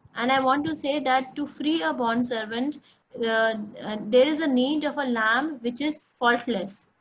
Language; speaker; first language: English; non-native, local second language; Hindi